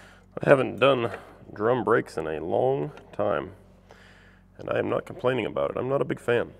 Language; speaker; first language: English; native; English